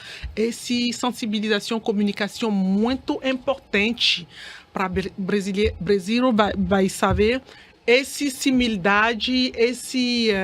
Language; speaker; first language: Portuguese; non-native, learner; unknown